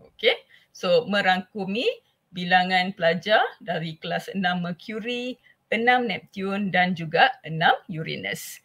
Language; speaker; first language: Malay; non-native, local second language; Tamil